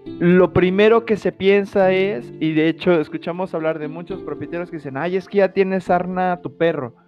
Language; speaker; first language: Spanish; native; Spanish